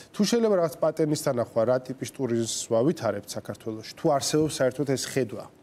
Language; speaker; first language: Georgian; native; Georgian